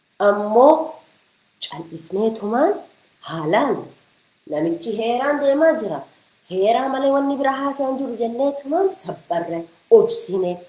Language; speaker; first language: Oromo; early bilingual, heritage; Oromo